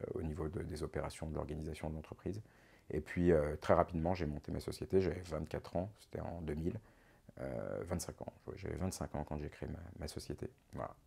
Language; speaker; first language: French; native; French